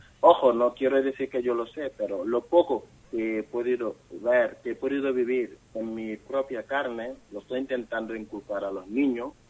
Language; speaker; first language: Spanish; non-native, fluent; Wolof